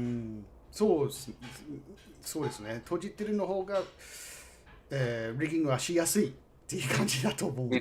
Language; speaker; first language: Japanese; non-native, fluent; English